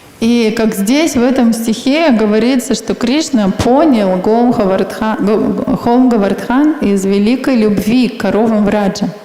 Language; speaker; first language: Russian; native; Russian